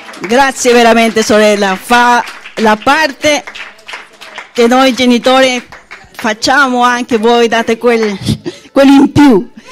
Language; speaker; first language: Italian; non-native, fluent; Spanish